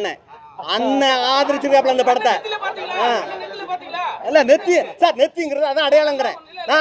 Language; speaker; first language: Tamil; native; Tamil